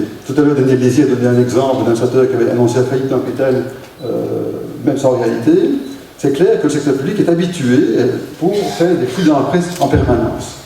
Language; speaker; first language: French; native; French